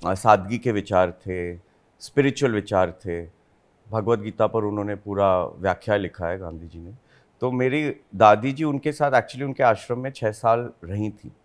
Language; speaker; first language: Hindi; native; Hindi